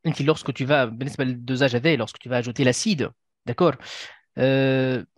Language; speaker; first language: French; non-native, local second language; Arabic